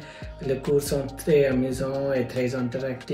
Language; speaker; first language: French; non-native, fluent; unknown